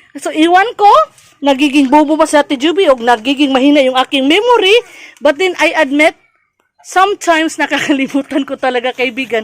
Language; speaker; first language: Filipino; non-native, local second language; Cebuano